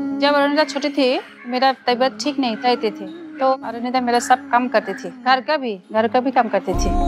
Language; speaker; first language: Hindi; non-native, local second language; Bangla